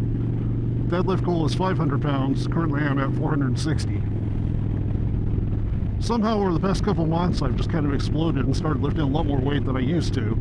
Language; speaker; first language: English; native; English